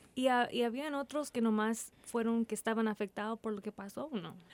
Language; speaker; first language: Spanish; early bilingual, heritage; Spanish